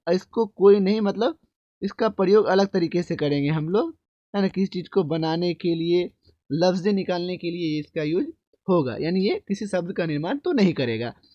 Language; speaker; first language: Hindi; native; Hindi